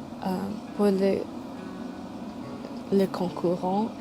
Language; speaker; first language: French; non-native, learner; English